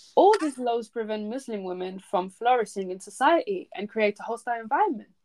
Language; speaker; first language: English; early bilingual, other home language; French